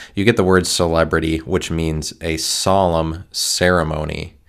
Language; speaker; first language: English; native; English